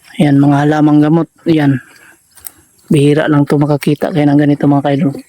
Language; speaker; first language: Filipino; non-native, local second language; Cebuano